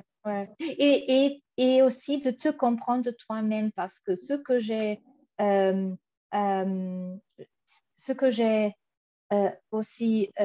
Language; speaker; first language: French; non-native, fluent; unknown